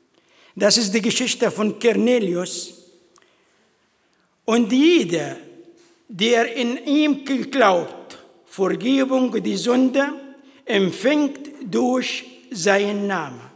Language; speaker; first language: German; non-native, fluent; Arabic